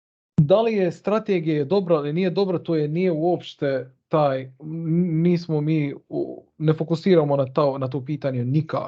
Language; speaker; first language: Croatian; early bilingual, heritage; Bosnian